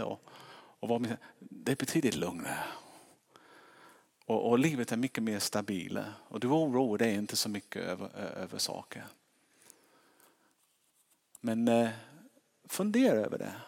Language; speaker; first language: Swedish; non-native, fluent; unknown